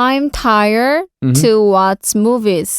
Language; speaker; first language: English; non-native, learner; Korean